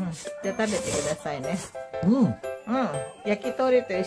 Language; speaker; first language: Japanese; non-native, fluent; Filipino